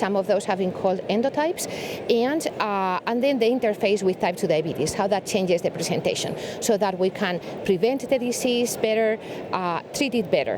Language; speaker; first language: English; non-native, fluent; Spanish